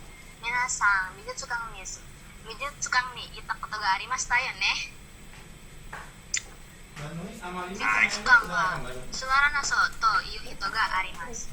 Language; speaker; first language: Japanese; non-native, learner; Indonesian